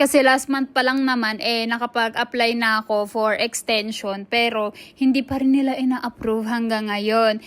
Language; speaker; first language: Filipino; native; Filipino